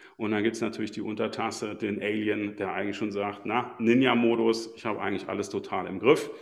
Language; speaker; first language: German; native; German